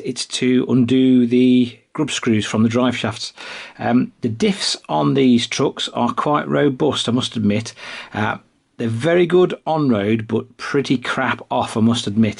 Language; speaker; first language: English; native; English